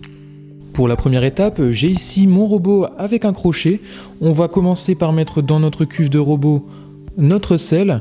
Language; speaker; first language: French; native; French